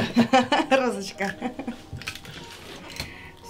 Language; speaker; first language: Russian; native; Russian